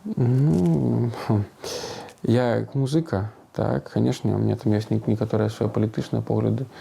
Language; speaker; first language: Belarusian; non-native, local second language; Russian